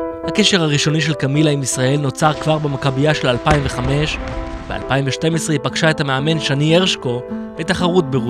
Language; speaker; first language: Hebrew; native; Hebrew